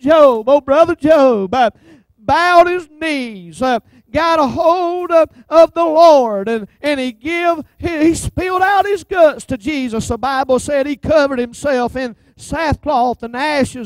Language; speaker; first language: English; native; English